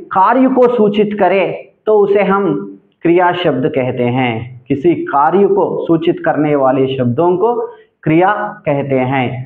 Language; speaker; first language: Hindi; non-native, local second language; Telugu